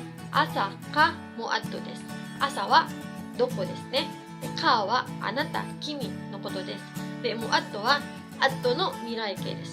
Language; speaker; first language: Japanese; non-native, fluent; Cebuano